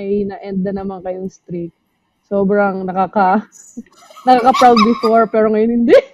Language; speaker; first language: Filipino; native; Filipino